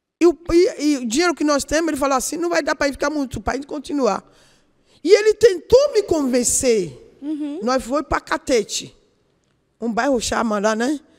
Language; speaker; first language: Portuguese; non-native, learner; Yoruba